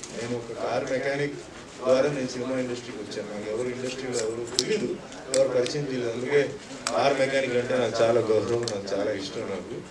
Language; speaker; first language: Telugu; non-native, fluent; Tulu